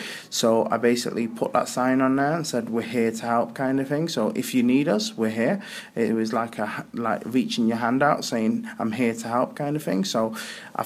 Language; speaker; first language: English; native; English